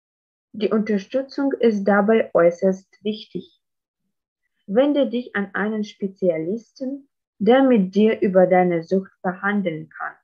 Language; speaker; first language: German; non-native, fluent; Russian